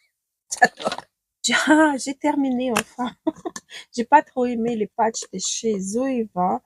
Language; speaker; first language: French; non-native, fluent; Ukrainian